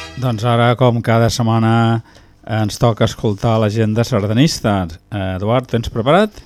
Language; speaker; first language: Catalan; native; Catalan